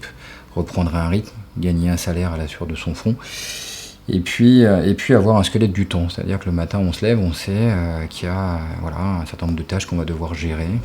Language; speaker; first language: French; native; French